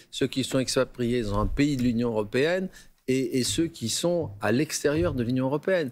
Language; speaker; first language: French; native; French